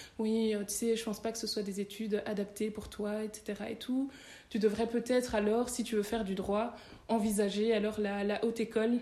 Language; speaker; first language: French; native; French